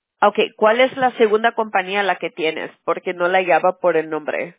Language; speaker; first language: Spanish; early bilingual, heritage; Spanish